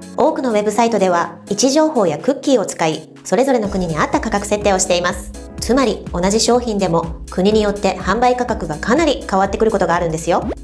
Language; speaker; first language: Japanese; native; Japanese